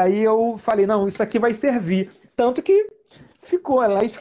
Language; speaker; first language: Portuguese; native; Portuguese